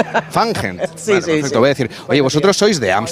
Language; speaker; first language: Spanish; native; Spanish